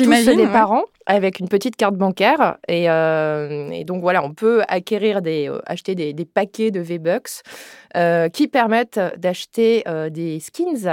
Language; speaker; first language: French; native; French